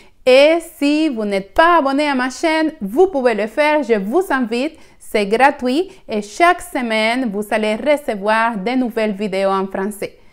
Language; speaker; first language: French; non-native, fluent; Spanish